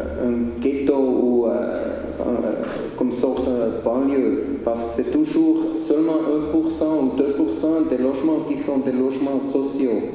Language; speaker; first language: French; non-native, local second language; Swiss German